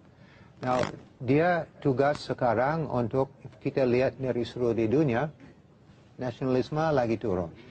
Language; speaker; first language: Indonesian; non-native, learner; English